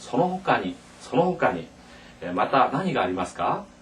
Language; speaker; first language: Japanese; non-native, fluent; Korean